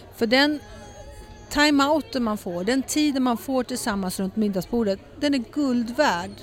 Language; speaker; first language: Swedish; early bilingual, heritage; Swedish